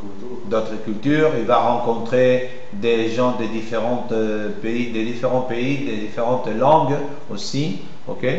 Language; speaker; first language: French; non-native, fluent; Spanish